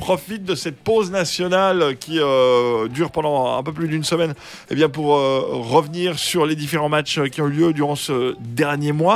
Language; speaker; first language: French; native; French